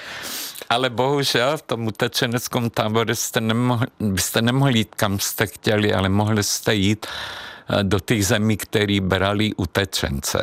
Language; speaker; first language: Czech; non-native, fluent; Hungarian